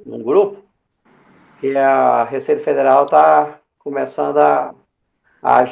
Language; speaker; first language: Portuguese; native; Portuguese